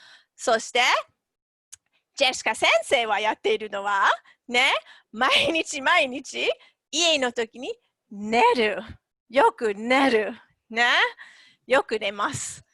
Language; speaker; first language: Japanese; non-native, fluent; English